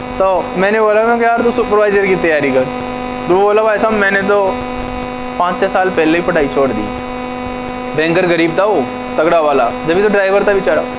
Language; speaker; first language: Hindi; native; Hindi